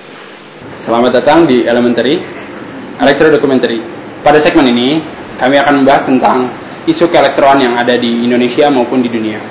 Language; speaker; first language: Indonesian; native; Indonesian